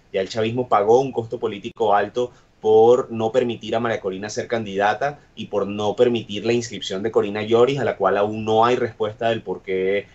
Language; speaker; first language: Spanish; native; Spanish